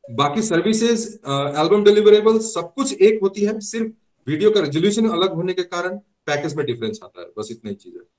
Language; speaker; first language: Hindi; native; Hindi